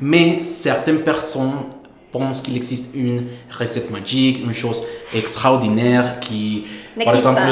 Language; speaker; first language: French; non-native, fluent; Spanish